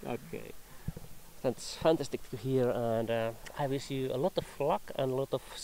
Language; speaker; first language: English; non-native, fluent; Finnish